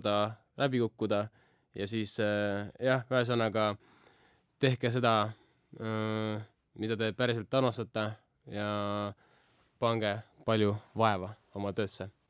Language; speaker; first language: Estonian; native; Estonian